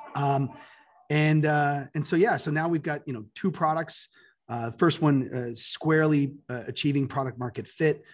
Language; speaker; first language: English; native; English